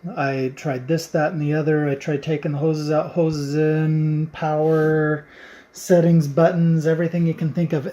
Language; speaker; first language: English; native; English